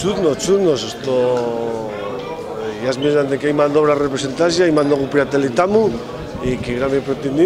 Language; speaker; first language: Macedonian; non-native, fluent; Spanish